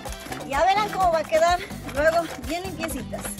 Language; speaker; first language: Spanish; native; Spanish